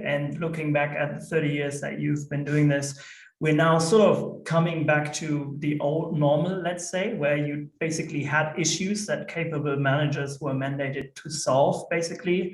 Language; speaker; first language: English; non-native, fluent; German